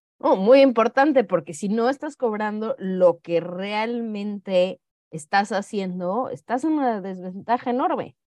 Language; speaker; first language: Spanish; native; Spanish